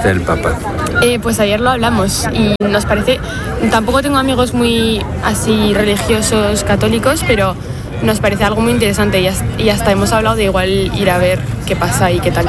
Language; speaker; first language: Spanish; non-native, fluent; French